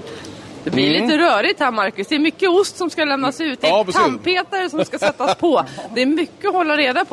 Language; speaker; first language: Swedish; native; Swedish